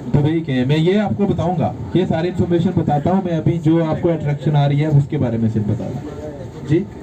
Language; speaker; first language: Urdu; non-native, local second language; Punjabi